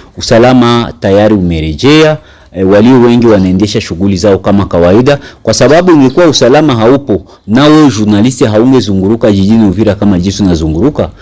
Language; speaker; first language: Swahili; native; Swahili